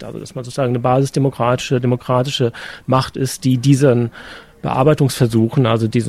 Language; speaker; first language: German; native; German